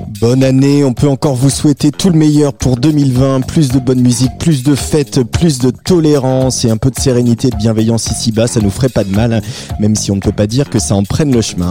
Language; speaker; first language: French; native; French